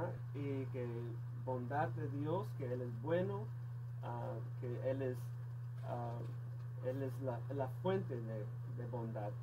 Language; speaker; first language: Spanish; non-native, fluent; English